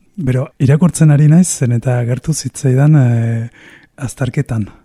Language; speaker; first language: Basque; non-native, fluent; Spanish